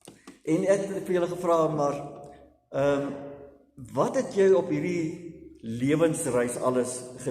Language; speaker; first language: Afrikaans; native; Afrikaans